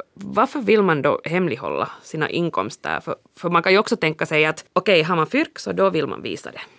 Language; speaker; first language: Swedish; native; Swedish